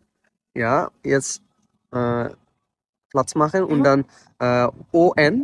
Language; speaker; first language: German; non-native, learner; Bangla